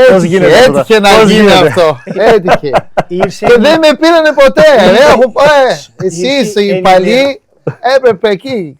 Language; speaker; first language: Greek; non-native, fluent; Portuguese